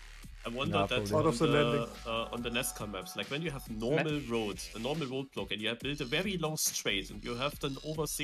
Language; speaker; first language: English; non-native, learner; German